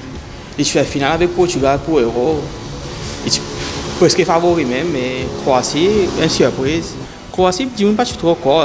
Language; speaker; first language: French; non-native, local second language; Morisyen